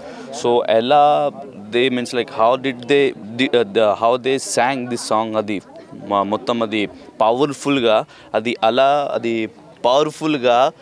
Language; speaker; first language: Telugu; non-native, learner; Hindi